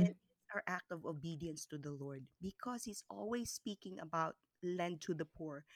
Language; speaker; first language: English; non-native, local second language; Cebuano